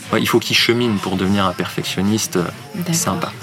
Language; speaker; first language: French; native; French